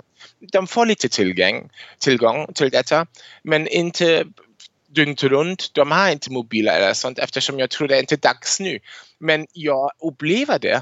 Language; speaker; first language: Swedish; non-native, fluent; German